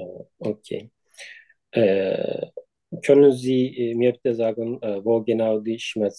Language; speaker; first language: German; non-native, learner; Turkish